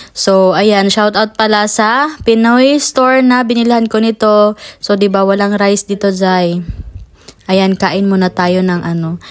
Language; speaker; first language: Filipino; non-native, local second language; Cebuano